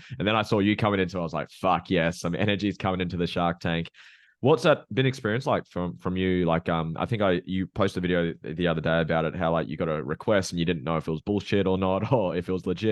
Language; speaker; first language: English; native; English